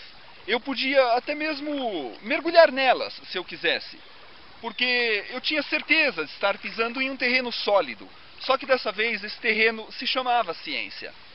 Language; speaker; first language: Portuguese; native; Portuguese